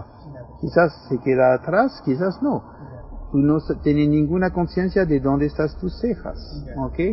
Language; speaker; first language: Spanish; non-native, fluent; French